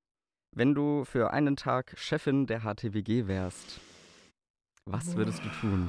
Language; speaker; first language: German; native; German